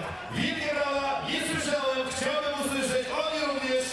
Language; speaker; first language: Polish; native; Polish